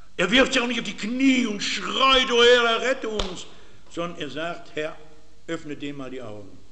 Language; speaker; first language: German; native; German